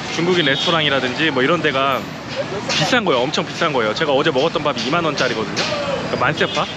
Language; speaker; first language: Korean; native; Korean